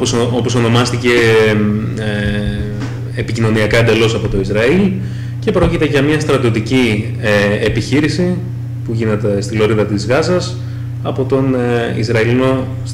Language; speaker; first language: Greek; native; Greek